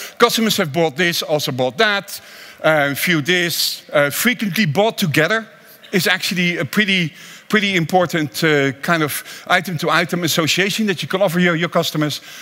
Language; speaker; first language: English; non-native, fluent; Dutch